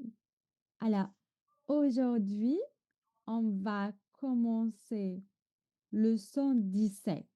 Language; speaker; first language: French; non-native, fluent; Chinese